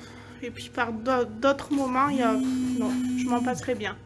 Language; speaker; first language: French; native; French